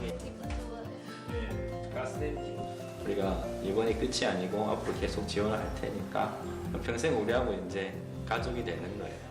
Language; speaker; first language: Korean; native; Korean